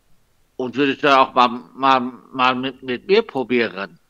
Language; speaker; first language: German; non-native, local second language; Luxembourgish